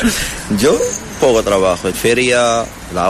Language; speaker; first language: Spanish; non-native, learner; Arabic